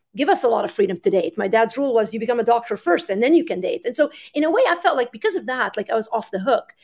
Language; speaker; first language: English; early bilingual, other home language; Arabic